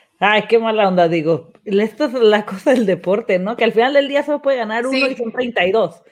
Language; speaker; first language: Spanish; native; Spanish